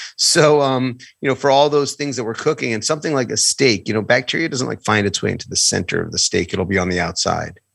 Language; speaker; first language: English; native; English